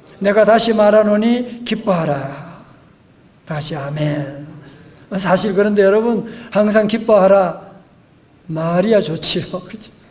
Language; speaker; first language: Korean; native; Korean